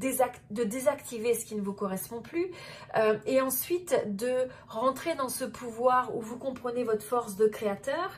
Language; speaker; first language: French; native; French